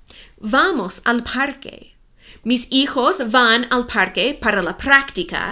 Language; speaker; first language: Spanish; non-native, fluent; English